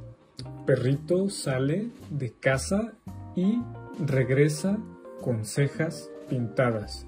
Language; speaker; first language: Spanish; native; Spanish